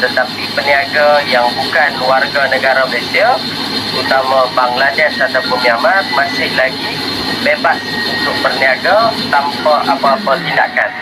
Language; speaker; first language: Malay; native; Malay